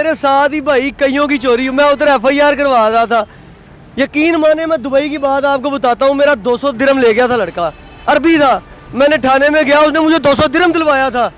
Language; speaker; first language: Urdu; non-native, local second language; Punjabi